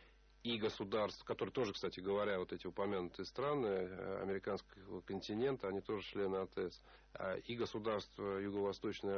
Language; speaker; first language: Russian; native; Russian